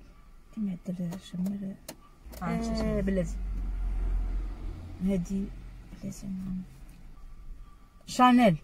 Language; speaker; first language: Arabic; native; Arabic